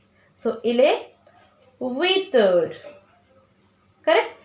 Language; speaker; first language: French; non-native, fluent; Hindi